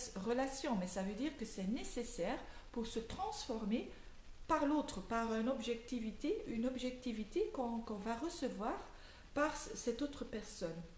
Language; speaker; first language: French; non-native, local second language; Dutch